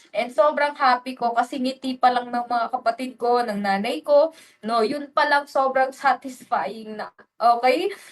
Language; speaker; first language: Filipino; non-native, local second language; Waray